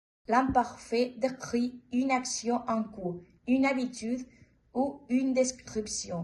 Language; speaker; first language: French; non-native, learner; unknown